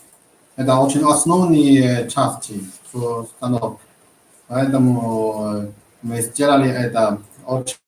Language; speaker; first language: Russian; non-native, learner; Chinese